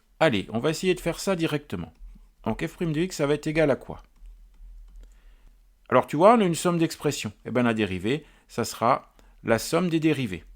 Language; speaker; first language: French; native; French